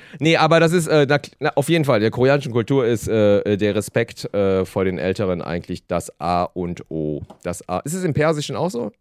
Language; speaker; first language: German; early bilingual, other home language; Korean